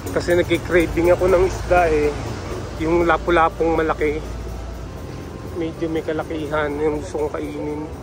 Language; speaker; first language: Filipino; native; Filipino